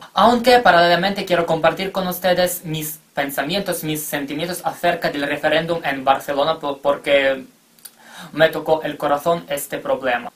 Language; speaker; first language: Spanish; non-native, fluent; Ukrainian